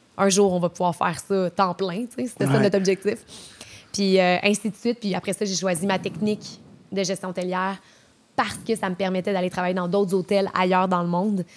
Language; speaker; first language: French; native; French